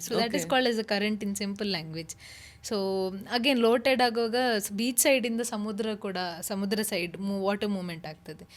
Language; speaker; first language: Kannada; native; Kannada